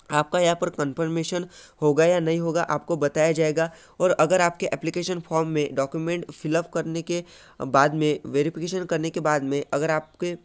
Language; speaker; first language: Hindi; non-native, local second language; Marathi